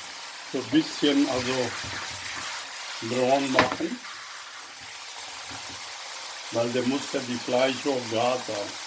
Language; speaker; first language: German; non-native, fluent; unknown